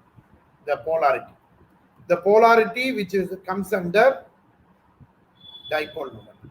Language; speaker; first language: English; non-native, local second language; Tamil